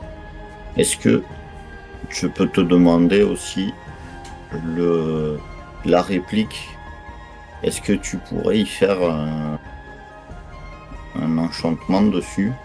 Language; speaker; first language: French; native; French